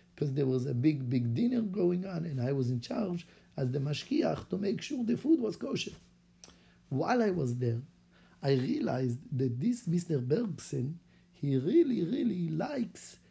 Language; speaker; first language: English; non-native, fluent; Hebrew